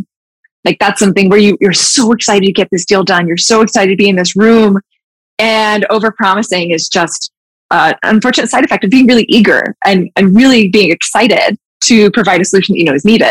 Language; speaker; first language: English; native; English